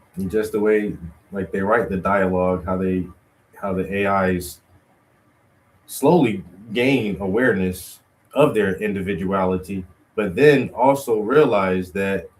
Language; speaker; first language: English; native; English